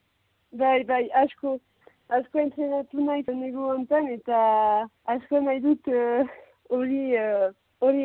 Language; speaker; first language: Basque; non-native, local second language; French